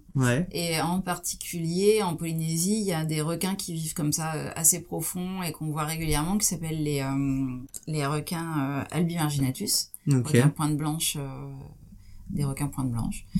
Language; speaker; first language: French; native; French